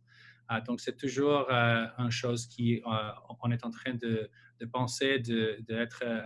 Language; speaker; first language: French; non-native, local second language; English